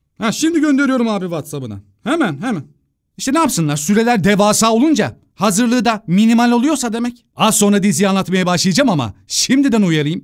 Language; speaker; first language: Turkish; native; Turkish